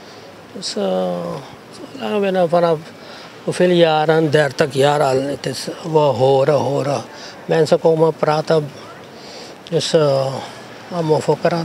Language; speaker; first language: Dutch; non-native, local second language; Sranan Tongo